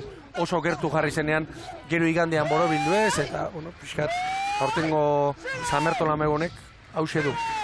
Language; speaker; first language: Basque; native; Basque